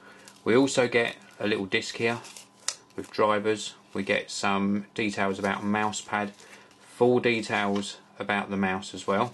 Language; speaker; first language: English; native; English